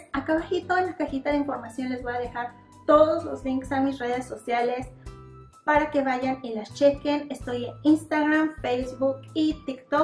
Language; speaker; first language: Spanish; native; Spanish